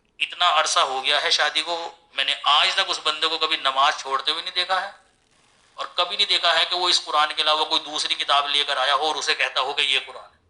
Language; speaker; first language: Urdu; native; Urdu